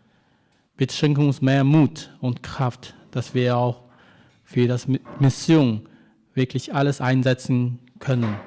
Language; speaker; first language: German; non-native, fluent; Chinese